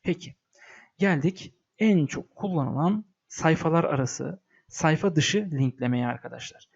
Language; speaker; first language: Turkish; native; Turkish